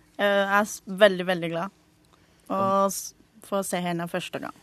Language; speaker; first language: Norwegian; non-native, learner; Burmese